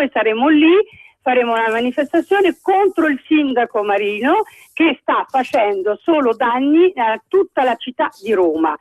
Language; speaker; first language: Italian; non-native, fluent; Arabic